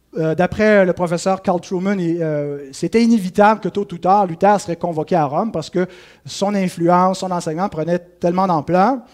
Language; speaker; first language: French; native; French